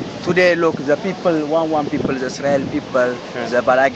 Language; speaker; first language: English; non-native, learner; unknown